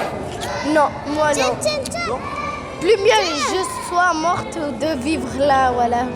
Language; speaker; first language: French; non-native, learner; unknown